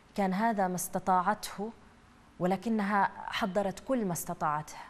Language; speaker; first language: Arabic; native; Arabic